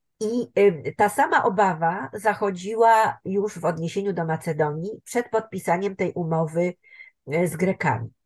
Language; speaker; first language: Polish; native; Polish